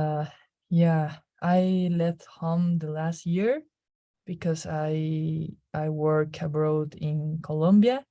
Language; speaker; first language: English; non-native, learner; Spanish